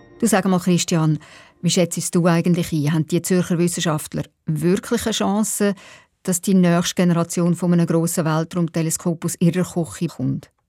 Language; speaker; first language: German; native; German